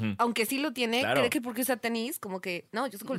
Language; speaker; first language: Spanish; native; Spanish